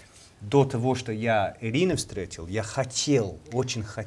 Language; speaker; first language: Russian; non-native, learner; English